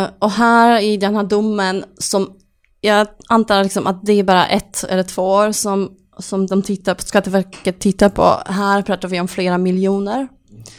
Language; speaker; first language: Swedish; non-native, fluent; Polish